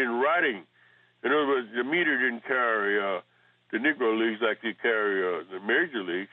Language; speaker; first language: English; native; English